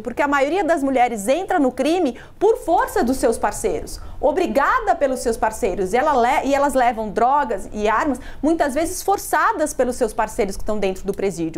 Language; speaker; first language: Portuguese; native; Portuguese